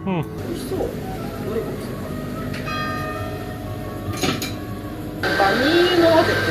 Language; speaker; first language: Japanese; native; Japanese